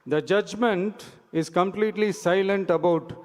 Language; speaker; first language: English; non-native, local second language; Tamil